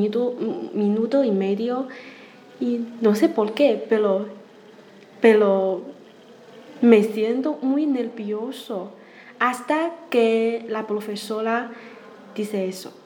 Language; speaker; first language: Spanish; non-native, learner; Chinese